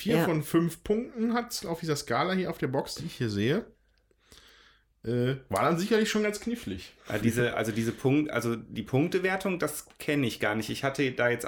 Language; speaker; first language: German; native; German